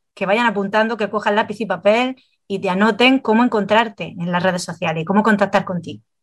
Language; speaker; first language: Spanish; native; Spanish